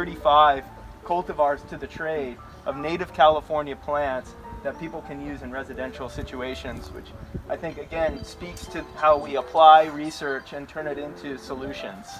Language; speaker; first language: English; native; English